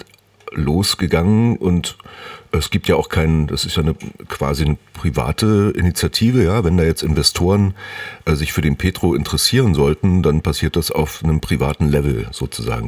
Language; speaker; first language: German; native; German